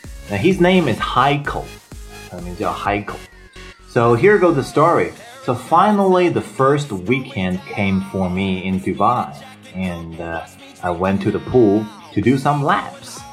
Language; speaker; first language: English; non-native, fluent; Chinese